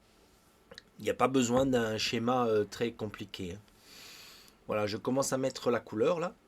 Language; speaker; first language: French; native; French